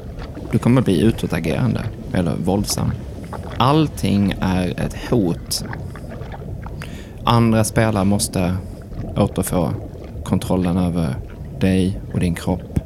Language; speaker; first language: Swedish; native; Swedish